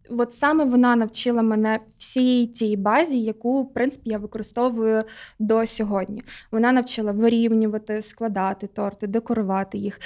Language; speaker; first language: Ukrainian; non-native, local second language; Russian